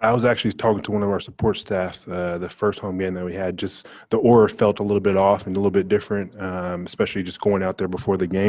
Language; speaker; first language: English; native; English